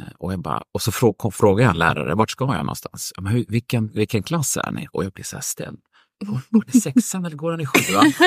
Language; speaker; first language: Swedish; early bilingual, heritage; Swedish